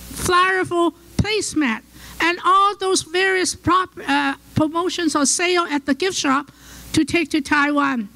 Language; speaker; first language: English; early bilingual, other home language; Chinese